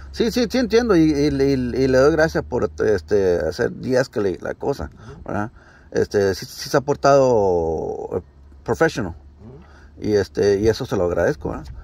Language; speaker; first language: Spanish; early bilingual, heritage; Spanish